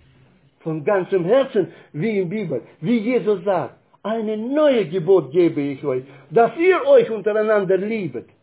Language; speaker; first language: German; non-native, fluent; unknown